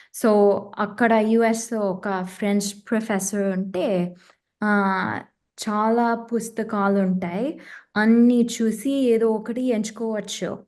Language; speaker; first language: Telugu; non-native, fluent; English